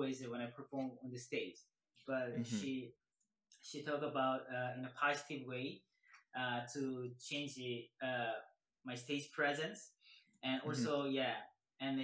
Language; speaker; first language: English; non-native, learner; Korean